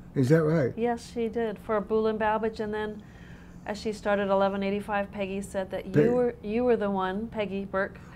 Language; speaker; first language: English; native; English